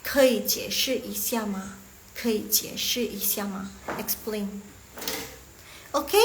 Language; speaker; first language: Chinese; non-native, fluent; Indonesian